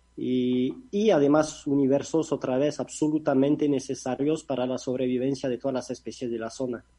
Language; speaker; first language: Spanish; non-native, fluent; French